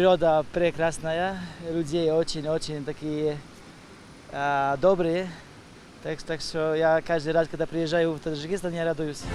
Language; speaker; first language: Russian; non-native, fluent; Polish